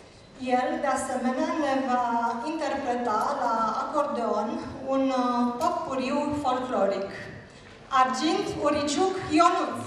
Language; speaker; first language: Romanian; native; Romanian